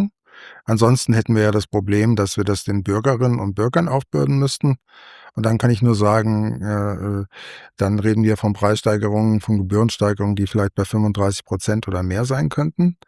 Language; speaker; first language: German; native; German